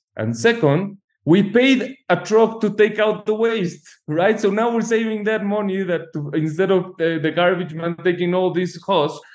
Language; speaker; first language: English; non-native, fluent; Spanish